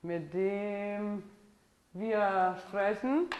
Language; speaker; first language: German; non-native, fluent; English